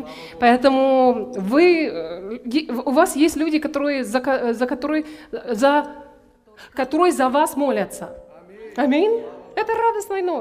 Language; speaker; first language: Russian; non-native, learner; English